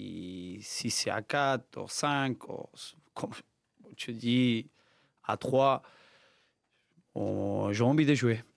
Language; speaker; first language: French; non-native, learner; Spanish